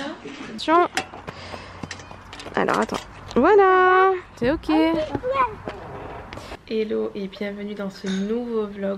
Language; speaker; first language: French; native; French